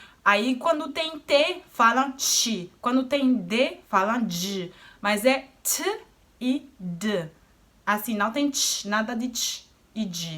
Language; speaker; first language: Portuguese; non-native, fluent; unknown